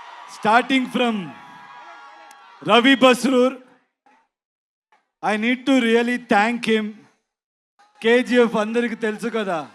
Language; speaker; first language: Telugu; non-native, learner; Kannada